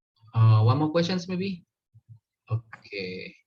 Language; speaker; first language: English; non-native, learner; Indonesian